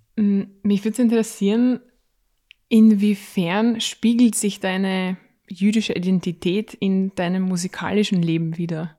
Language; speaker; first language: German; native; German